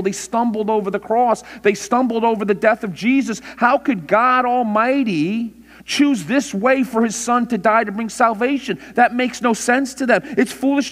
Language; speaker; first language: English; native; English